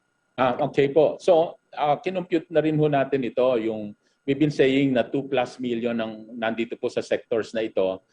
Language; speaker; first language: Filipino; native; Filipino